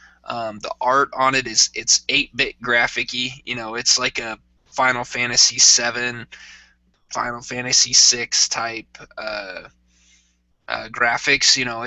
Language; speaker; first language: English; native; English